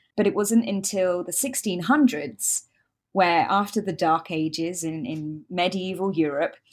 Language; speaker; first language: English; native; English